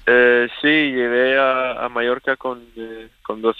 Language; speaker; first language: Spanish; early bilingual, other home language; Swedish